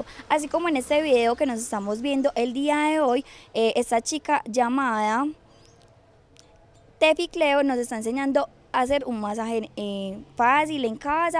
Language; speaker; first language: Spanish; native; Spanish